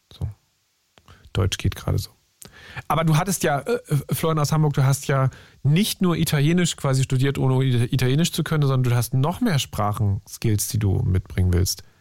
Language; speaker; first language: German; native; German